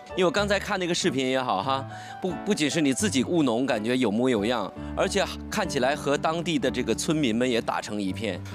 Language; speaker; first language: Chinese; native; Chinese